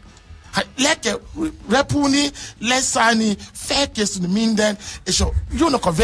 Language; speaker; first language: Hungarian; non-native, learner; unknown